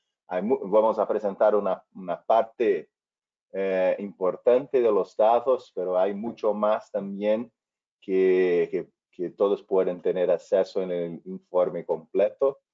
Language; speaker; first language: Spanish; non-native, fluent; Portuguese